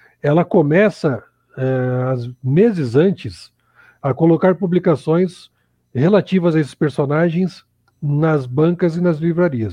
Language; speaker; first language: Portuguese; native; Portuguese